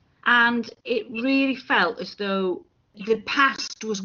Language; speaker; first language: English; native; English